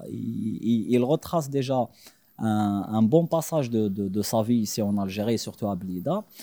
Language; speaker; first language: French; non-native, local second language; Arabic